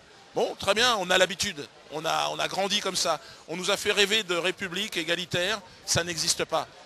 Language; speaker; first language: French; native; French